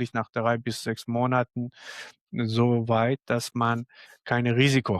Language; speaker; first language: German; non-native, fluent; Arabic